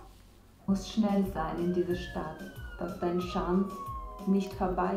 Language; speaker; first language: German; non-native, learner; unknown